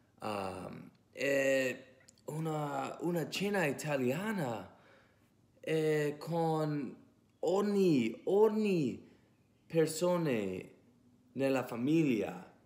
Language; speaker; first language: Italian; early bilingual, heritage; English